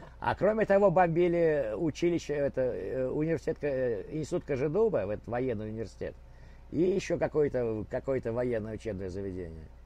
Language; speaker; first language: Russian; native; Russian